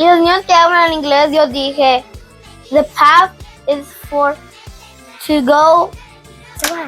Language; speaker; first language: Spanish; early bilingual, heritage; Spanish